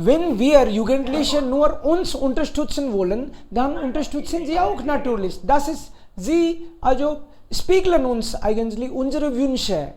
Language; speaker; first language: German; non-native, fluent; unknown